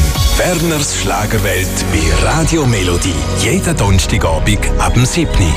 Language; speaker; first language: German; native; German